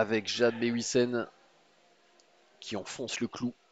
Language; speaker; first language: French; native; French